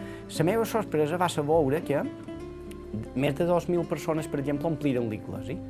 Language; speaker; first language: Catalan; native; Catalan